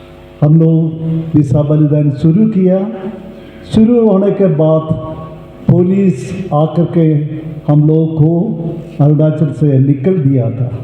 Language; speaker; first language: Hindi; non-native, local second language; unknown